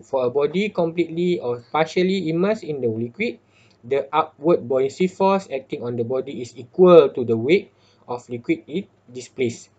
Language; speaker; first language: English; non-native, local second language; Malay